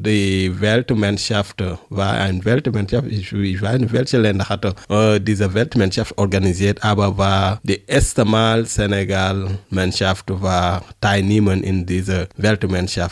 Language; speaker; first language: German; non-native, learner; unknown